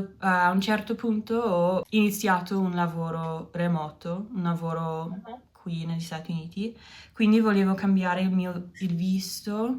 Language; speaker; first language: Italian; non-native, learner; English